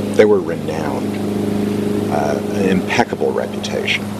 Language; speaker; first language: English; native; English